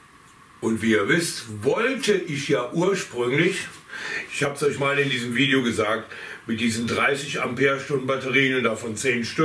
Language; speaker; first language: German; native; German